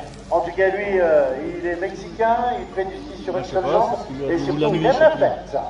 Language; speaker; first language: French; native; French